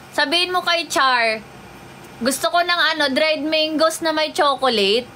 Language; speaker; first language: Filipino; non-native, local second language; Waray